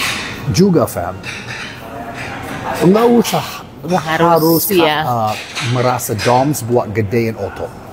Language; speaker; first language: Indonesian; non-native, learner; English